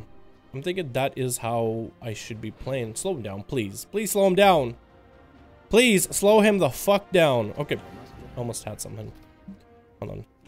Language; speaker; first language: English; native; English